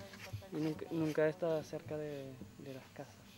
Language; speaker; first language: Spanish; non-native, fluent; French